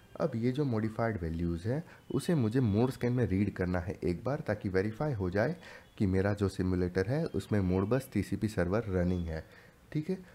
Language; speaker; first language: Hindi; native; Hindi